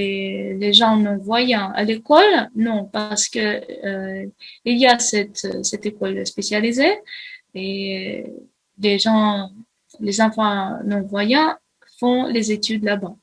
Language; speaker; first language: French; non-native, fluent; Russian